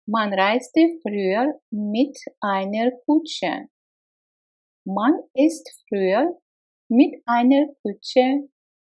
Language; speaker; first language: German; non-native, fluent; Russian